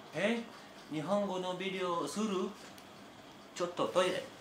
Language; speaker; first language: Japanese; non-native, learner; Malay